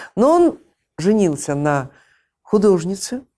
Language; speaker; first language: Russian; native; Russian